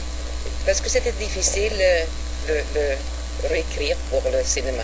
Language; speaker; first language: French; non-native, fluent; Swedish